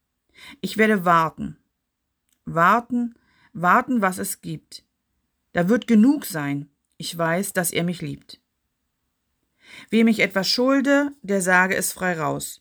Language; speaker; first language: German; native; German